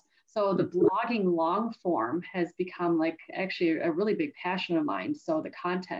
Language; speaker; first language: English; native; English